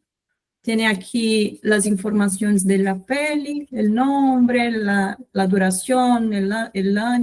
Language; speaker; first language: Spanish; non-native, fluent; Portuguese